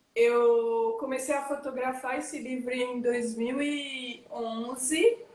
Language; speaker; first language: Portuguese; early bilingual, heritage; French